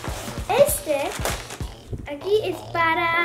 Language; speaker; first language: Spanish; early bilingual, heritage; Spanish